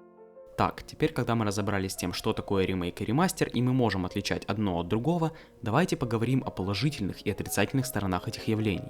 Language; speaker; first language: Russian; native; Russian